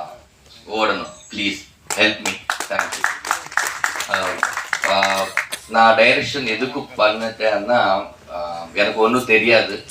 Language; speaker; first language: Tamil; non-native, learner; Telugu